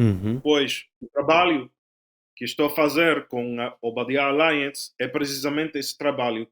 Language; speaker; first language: Portuguese; non-native, fluent; Spanish